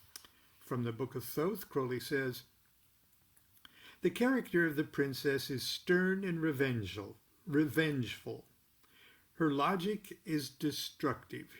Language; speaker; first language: English; native; English